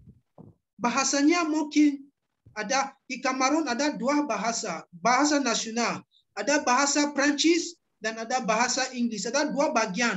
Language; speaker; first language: Indonesian; non-native, learner; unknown